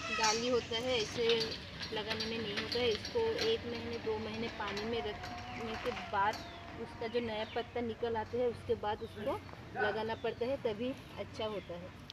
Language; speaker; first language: Hindi; non-native, local second language; Bangla